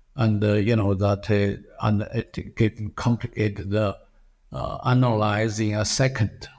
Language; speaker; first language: English; non-native, fluent; Chinese